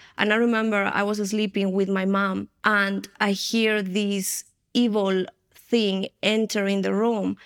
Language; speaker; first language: English; non-native, fluent; Spanish